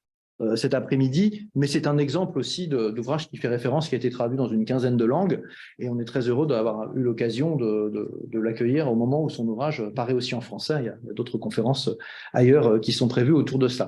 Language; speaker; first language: French; native; French